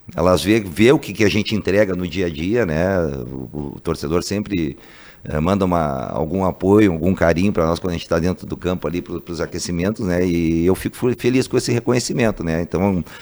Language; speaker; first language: Portuguese; native; Portuguese